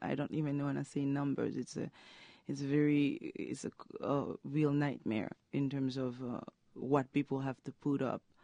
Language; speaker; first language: English; non-native, fluent; Haitian Creole